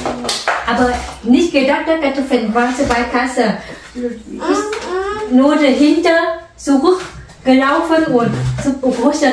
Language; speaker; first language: German; non-native, learner; Vietnamese